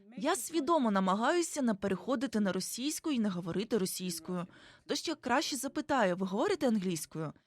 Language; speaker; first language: Ukrainian; non-native, fluent; Igbo